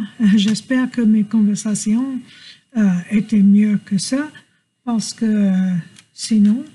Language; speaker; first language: French; non-native, learner; English